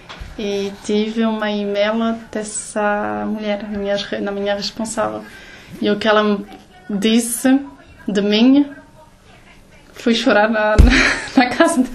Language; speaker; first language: Portuguese; early bilingual, heritage; Portuguese